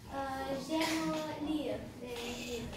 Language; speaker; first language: French; non-native, learner; Romanian